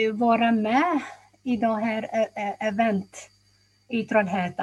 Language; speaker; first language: Swedish; non-native, fluent; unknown